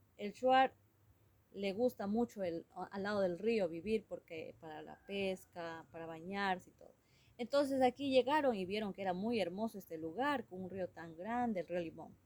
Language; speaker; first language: Spanish; non-native, local second language; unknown